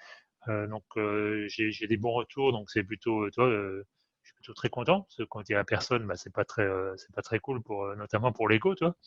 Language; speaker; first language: French; native; French